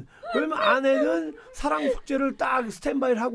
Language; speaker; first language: Korean; native; Korean